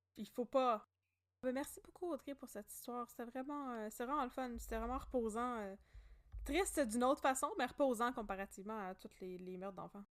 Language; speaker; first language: French; native; French